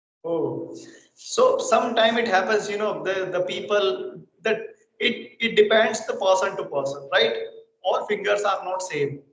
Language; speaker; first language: English; non-native, local second language; Hindi